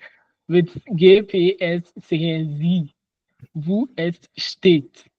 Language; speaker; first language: German; non-native, learner; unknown